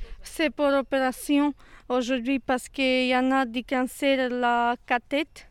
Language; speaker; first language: French; non-native, learner; Serbian